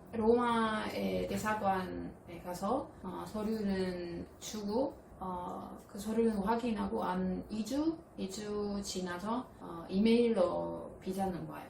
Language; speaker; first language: Korean; non-native, fluent; Italian